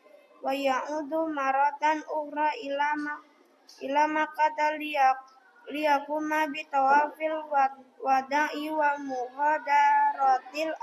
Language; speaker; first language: Arabic; non-native, learner; Indonesian